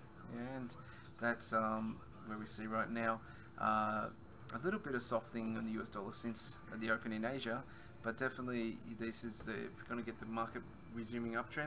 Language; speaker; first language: English; native; English